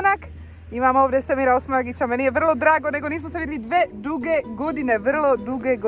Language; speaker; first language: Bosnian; non-native, fluent; Czech